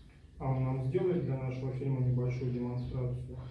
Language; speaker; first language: Russian; native; Russian